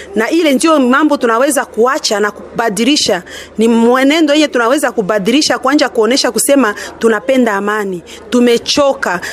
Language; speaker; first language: Swahili; non-native, local second language; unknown